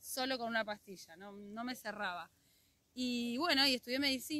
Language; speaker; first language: Spanish; native; Spanish